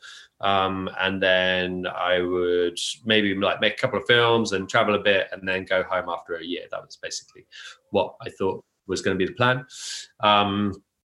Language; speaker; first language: English; native; English